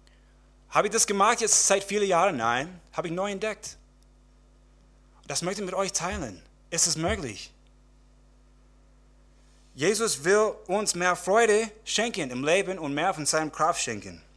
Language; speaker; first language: German; non-native, fluent; English